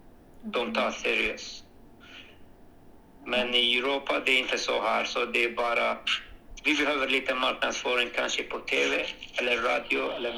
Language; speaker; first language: Swedish; non-native, learner; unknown